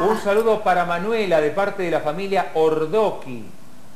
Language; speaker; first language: Spanish; native; Spanish